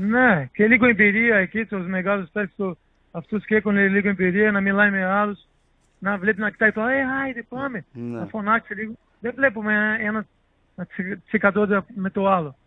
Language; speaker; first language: Greek; non-native, learner; Portuguese